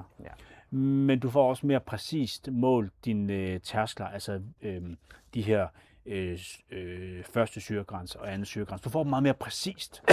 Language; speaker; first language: Danish; native; Danish